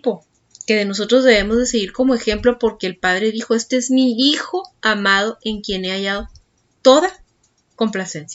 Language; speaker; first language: Spanish; native; Spanish